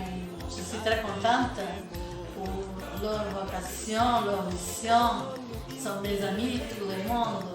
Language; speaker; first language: French; non-native, fluent; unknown